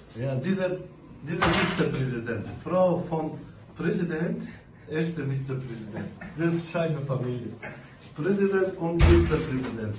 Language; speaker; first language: German; non-native, learner; Azerbaijani